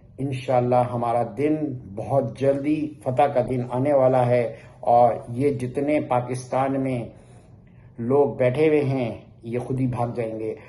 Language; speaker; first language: Urdu; native; Urdu